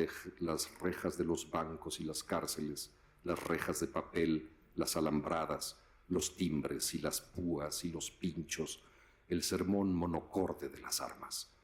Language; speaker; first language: Spanish; native; Spanish